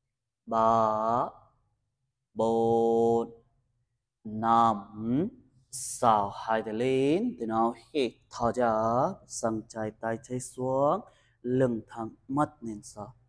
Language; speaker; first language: Vietnamese; non-native, learner; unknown